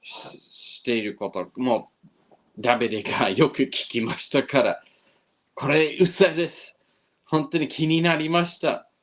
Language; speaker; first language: Japanese; non-native, fluent; English